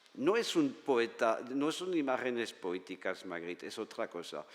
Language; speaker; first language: Spanish; non-native, fluent; French